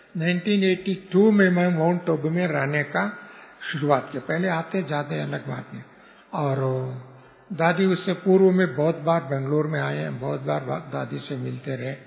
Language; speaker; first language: Hindi; non-native, local second language; Kannada